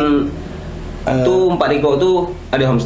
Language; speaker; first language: Malay; native; Malay